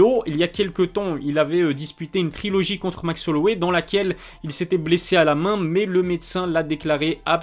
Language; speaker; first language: French; native; French